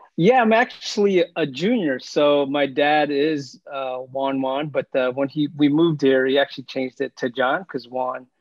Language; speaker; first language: English; early bilingual, other home language; Filipino